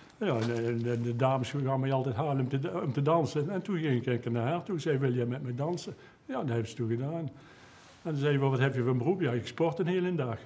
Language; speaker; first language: Dutch; native; Dutch